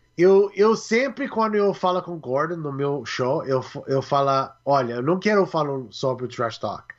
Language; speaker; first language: Portuguese; non-native, learner; English